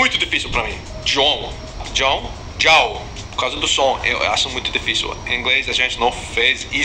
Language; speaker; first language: Portuguese; non-native, learner; English